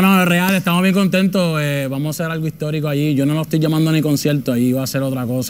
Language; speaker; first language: Spanish; native; Spanish